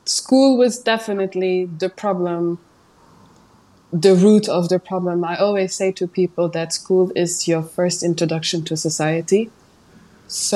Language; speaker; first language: English; non-native, fluent; Upper Guinea Crioulo